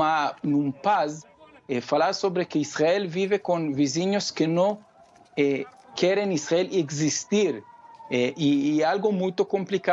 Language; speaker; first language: Portuguese; non-native, fluent; Hebrew